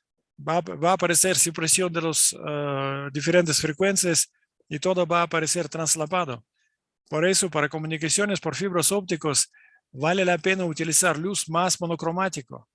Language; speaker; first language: Spanish; non-native, fluent; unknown